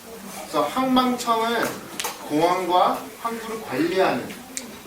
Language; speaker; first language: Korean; early bilingual, heritage; Korean